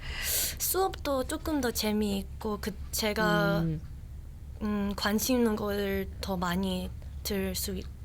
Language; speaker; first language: Korean; early bilingual, heritage; Korean